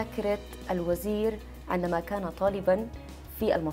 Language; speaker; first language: Arabic; native; Arabic